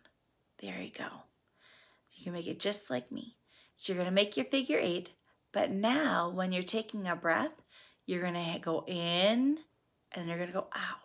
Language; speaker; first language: English; native; English